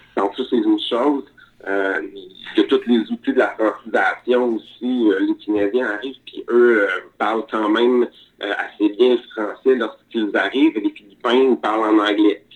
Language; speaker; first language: French; native; French